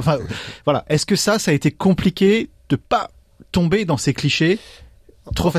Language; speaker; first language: French; native; French